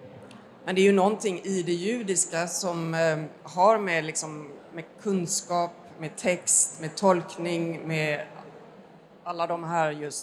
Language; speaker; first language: Swedish; native; Swedish